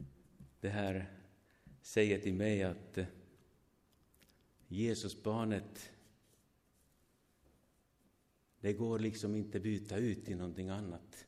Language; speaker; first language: Swedish; non-native, fluent; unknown